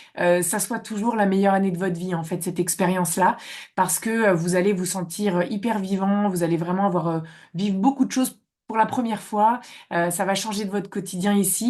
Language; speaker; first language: French; native; French